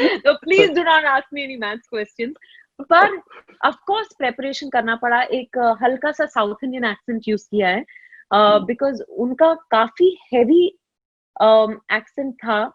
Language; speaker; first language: Hindi; non-native, local second language; Tamil